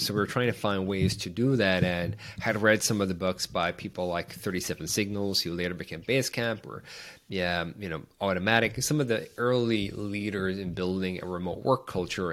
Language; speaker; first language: English; native; English